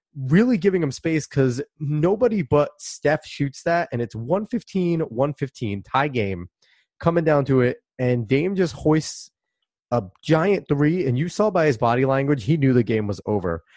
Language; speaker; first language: English; native; English